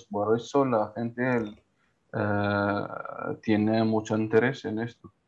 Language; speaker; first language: Spanish; non-native, learner; Arabic